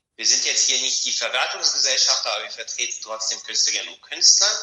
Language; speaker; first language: German; non-native, fluent; Bulgarian